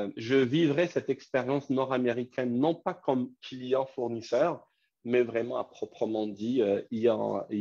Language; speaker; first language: French; non-native, local second language; Kabyle